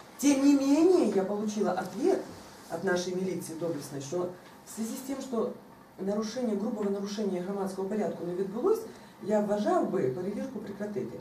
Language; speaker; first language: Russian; non-native, local second language; Ukrainian